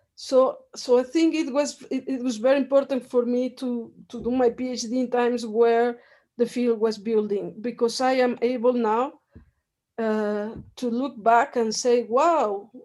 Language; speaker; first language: English; non-native, fluent; Spanish